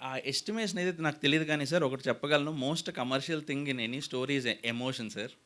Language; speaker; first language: Telugu; native; Telugu